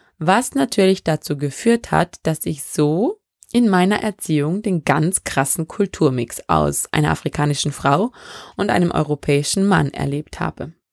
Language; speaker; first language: German; early bilingual, other home language; French